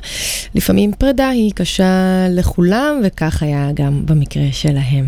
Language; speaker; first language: Hebrew; native; Hebrew